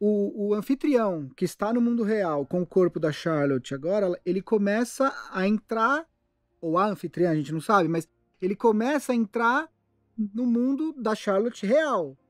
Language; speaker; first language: Portuguese; native; Portuguese